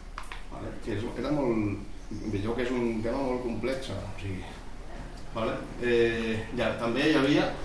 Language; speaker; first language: Catalan; non-native, local second language; Spanish